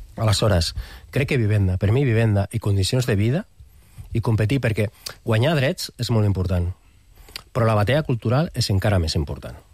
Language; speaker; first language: Catalan; non-native, local second language; Spanish